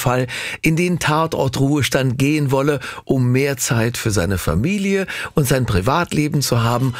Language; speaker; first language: German; native; German